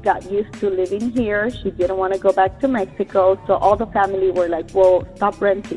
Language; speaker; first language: English; early bilingual, other home language; Spanish